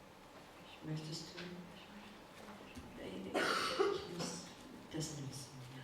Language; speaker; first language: German; non-native, learner; English